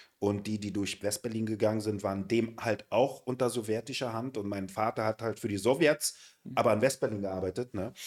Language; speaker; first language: German; native; German